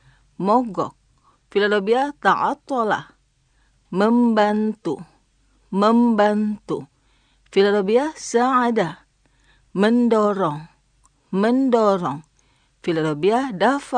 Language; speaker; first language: Arabic; non-native, fluent; Indonesian